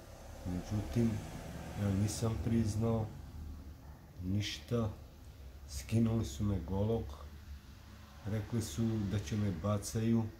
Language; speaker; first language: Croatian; non-native, local second language; Romany